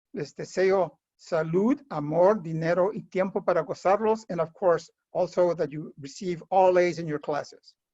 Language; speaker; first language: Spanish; early bilingual, heritage; Spanish